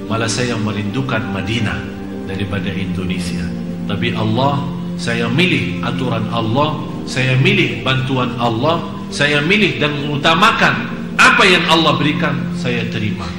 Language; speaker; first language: Indonesian; non-native, fluent; Arabic